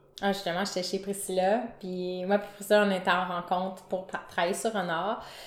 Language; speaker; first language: French; native; French